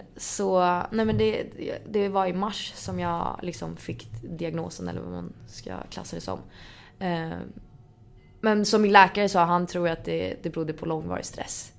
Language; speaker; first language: Swedish; native; Swedish